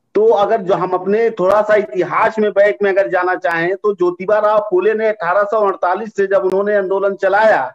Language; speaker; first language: Hindi; native; Hindi